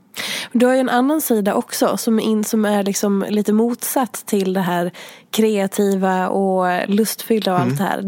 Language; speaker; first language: Swedish; native; Swedish